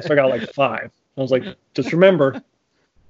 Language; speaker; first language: English; native; English